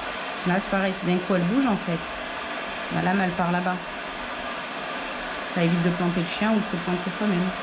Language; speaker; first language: French; native; French